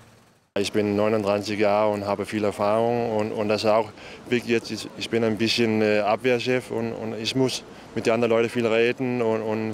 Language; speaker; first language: German; non-native, learner; Danish